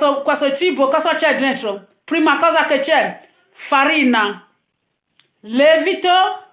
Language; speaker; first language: Italian; non-native, learner; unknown